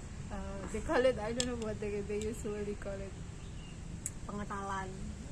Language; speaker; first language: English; non-native, fluent; Indonesian